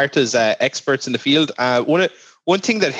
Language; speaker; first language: English; native; English